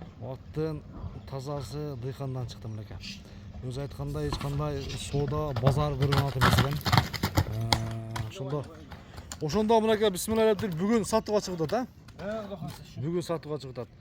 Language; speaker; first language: Kyrgyz; native; Kyrgyz